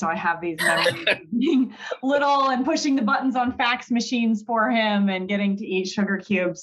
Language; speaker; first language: English; native; English